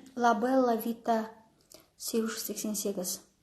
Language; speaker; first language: Russian; non-native, local second language; Kazakh